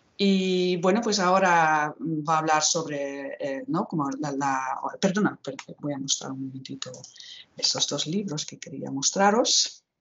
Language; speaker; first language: Spanish; native; Spanish